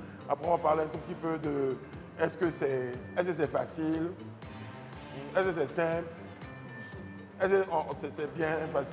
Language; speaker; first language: French; native; French